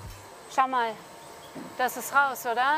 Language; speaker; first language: German; native; German